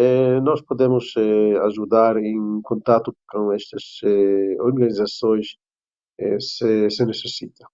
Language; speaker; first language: Portuguese; non-native, fluent; Hebrew